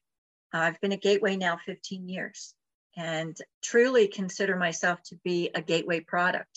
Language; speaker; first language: English; native; English